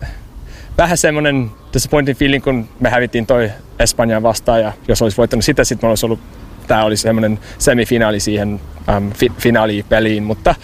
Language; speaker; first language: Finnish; early bilingual, heritage; English